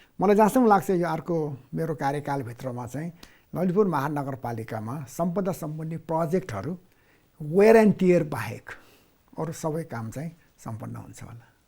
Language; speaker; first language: Nepali; non-native, local second language; Newari